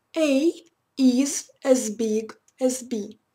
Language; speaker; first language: English; non-native, fluent; Russian